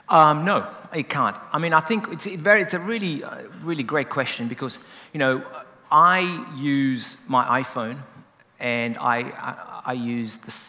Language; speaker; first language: English; native; English